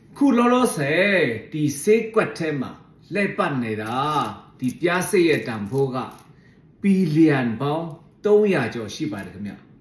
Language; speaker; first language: Burmese; non-native, local second language; Shan